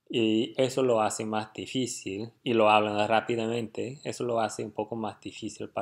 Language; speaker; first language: Spanish; non-native, fluent; English